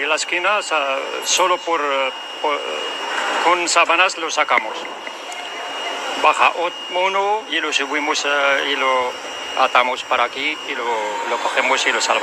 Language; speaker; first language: Spanish; non-native, learner; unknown